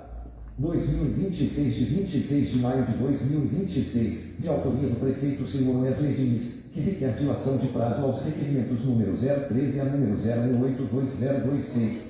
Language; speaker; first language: Portuguese; native; Portuguese